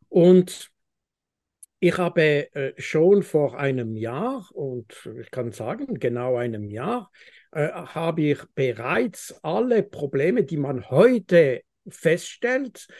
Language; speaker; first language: German; non-native, fluent; French